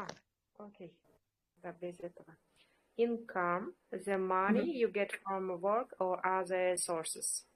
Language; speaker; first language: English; non-native, learner; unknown